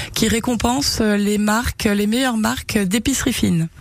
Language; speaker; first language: French; early bilingual, heritage; Japanese